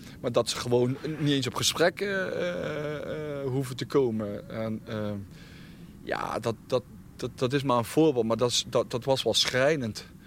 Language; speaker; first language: Dutch; native; Dutch